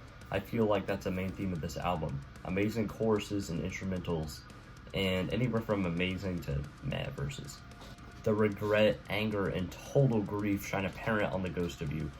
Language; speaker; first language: English; native; English